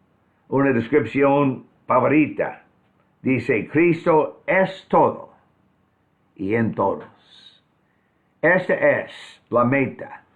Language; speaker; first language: Spanish; non-native, fluent; English